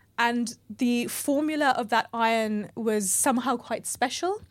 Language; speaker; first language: English; native; English